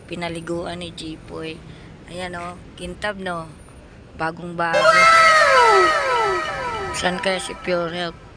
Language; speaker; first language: Filipino; non-native, local second language; Cebuano